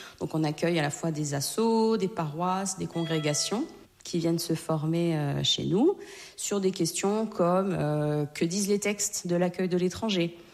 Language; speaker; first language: French; native; French